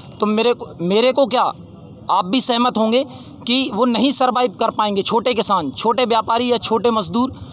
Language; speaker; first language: Hindi; native; Hindi